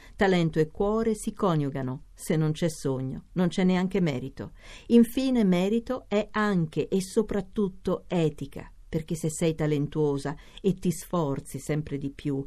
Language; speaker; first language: Italian; native; Italian